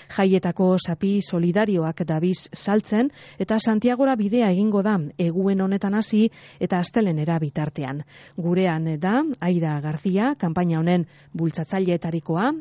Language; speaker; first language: Basque; native; Basque